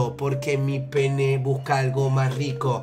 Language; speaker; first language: Spanish; native; Spanish